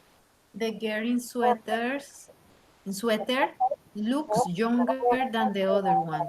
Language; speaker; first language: English; non-native, learner; Spanish